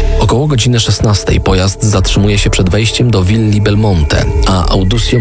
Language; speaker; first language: Polish; native; Polish